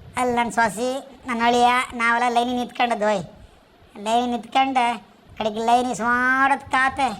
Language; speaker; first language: Kannada; native; Kannada